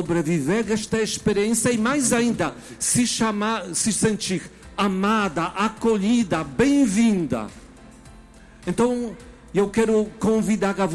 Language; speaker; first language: Portuguese; non-native, fluent; Polish